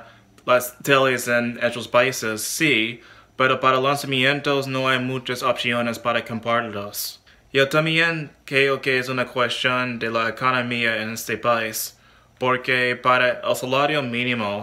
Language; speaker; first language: Spanish; non-native, learner; English